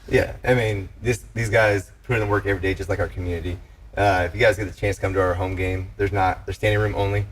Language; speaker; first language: English; native; English